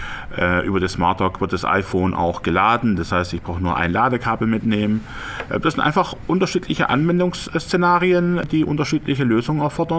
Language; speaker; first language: German; native; German